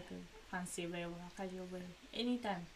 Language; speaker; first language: English; non-native, learner; Japanese